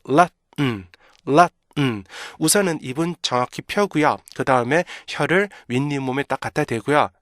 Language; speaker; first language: Korean; native; Korean